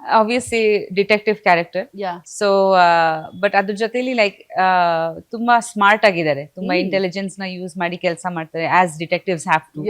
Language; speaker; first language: Kannada; non-native, local second language; Bangla